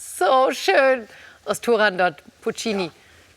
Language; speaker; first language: German; native; German